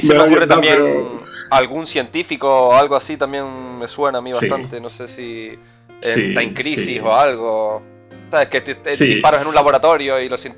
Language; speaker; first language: Spanish; native; Spanish